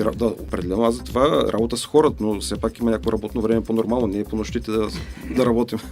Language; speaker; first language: Bulgarian; native; Bulgarian